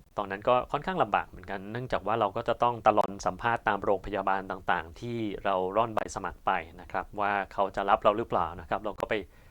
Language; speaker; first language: Thai; native; Thai